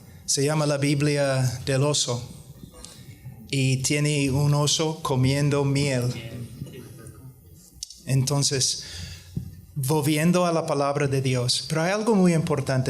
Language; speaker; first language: Spanish; non-native, fluent; English